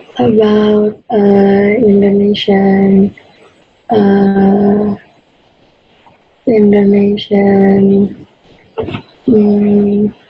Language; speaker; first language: English; non-native, learner; Indonesian